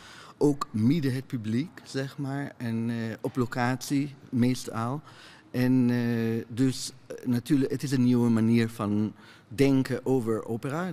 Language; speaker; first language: Dutch; non-native, fluent; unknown